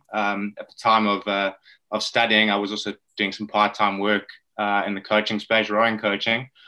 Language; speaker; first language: English; native; English